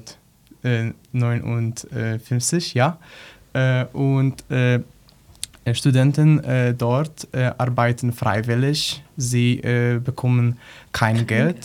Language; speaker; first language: German; non-native, learner; Polish